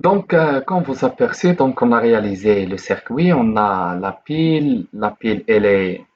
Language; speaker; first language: French; non-native, local second language; Arabic